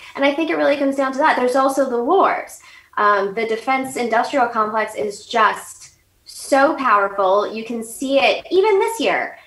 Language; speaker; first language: English; native; English